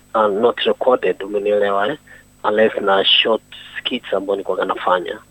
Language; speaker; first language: Swahili; native; Swahili